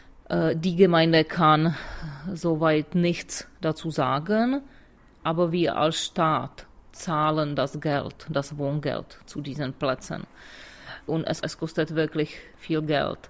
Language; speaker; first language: German; non-native, fluent; Czech